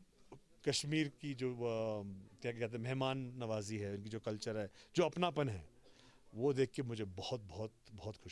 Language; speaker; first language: Hindi; native; Hindi